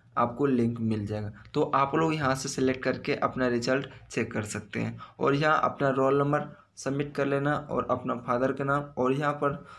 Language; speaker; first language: Hindi; native; Hindi